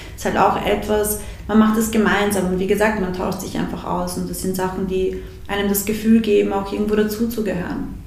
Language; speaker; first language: German; early bilingual, other home language; Bosnian